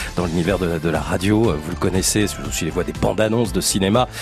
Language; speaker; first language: French; native; French